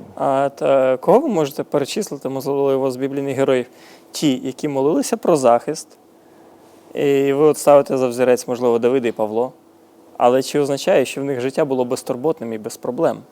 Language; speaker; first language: Ukrainian; native; Ukrainian